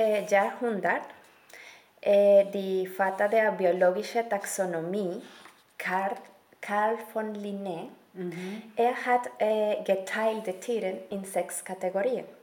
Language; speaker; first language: German; non-native, learner; Spanish